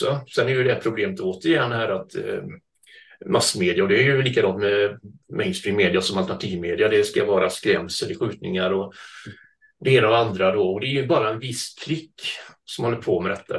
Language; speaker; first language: Swedish; native; Swedish